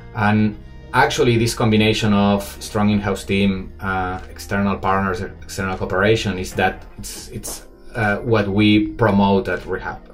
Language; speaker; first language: English; non-native, fluent; Spanish